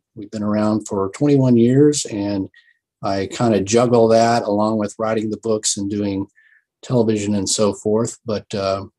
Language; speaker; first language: English; native; English